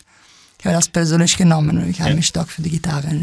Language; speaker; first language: German; non-native, fluent; Italian